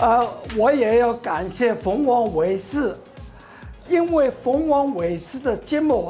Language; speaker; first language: Chinese; non-native, local second language; Cantonese